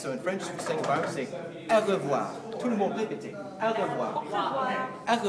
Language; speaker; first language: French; non-native, fluent; English